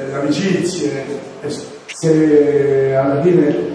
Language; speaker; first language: Italian; native; Italian